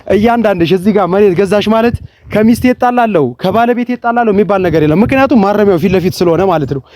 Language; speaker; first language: Amharic; native; Amharic